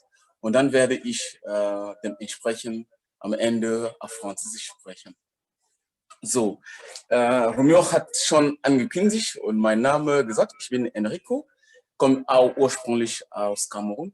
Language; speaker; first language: German; non-native, fluent; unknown